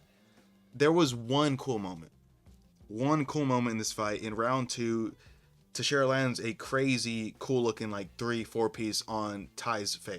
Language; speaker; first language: English; native; English